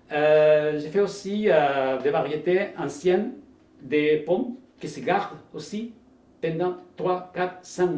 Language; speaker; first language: French; non-native, fluent; Spanish